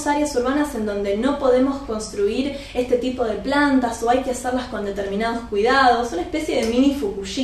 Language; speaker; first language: Spanish; native; Spanish